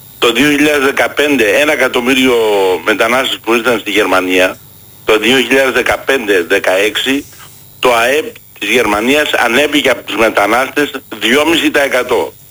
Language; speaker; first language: Greek; early bilingual, heritage; Greek